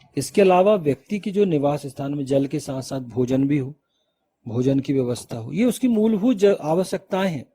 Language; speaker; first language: Hindi; native; Hindi